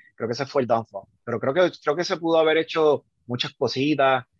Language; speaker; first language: Spanish; native; Spanish